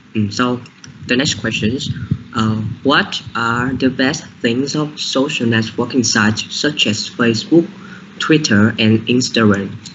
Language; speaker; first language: English; non-native, learner; Vietnamese